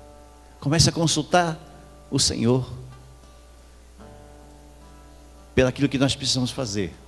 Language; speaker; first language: Portuguese; native; Portuguese